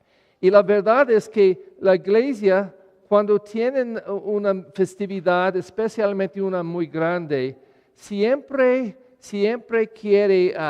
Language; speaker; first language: Spanish; non-native, fluent; English